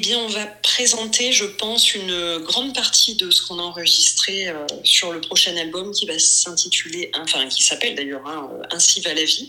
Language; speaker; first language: French; native; French